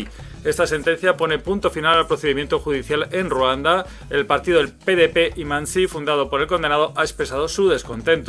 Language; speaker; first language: Spanish; native; Spanish